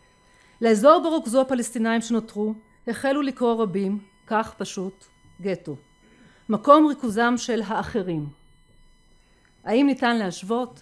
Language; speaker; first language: Hebrew; native; Hebrew